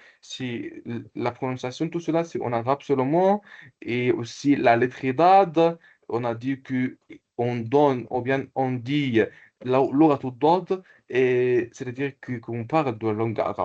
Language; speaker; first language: French; non-native, local second language; Comorian